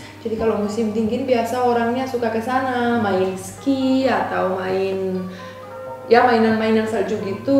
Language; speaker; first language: Indonesian; non-native, fluent; Romanian